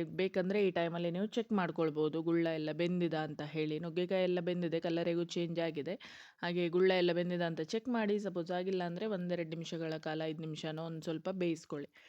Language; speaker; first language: Kannada; non-native, local second language; Konkani